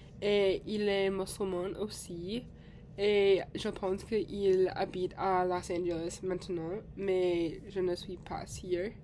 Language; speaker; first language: French; non-native, learner; English